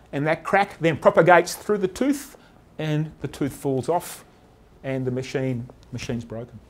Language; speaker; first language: English; native; English